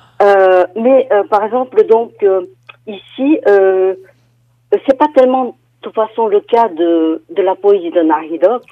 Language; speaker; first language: French; non-native, fluent; Korean